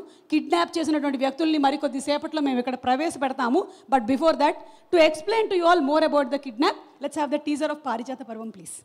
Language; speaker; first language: Telugu; native; Telugu